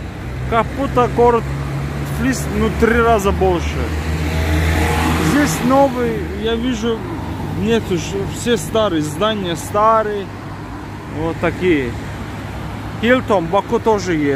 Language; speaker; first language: Russian; non-native, learner; Azerbaijani